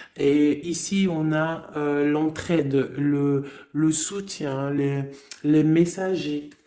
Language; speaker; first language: French; native; French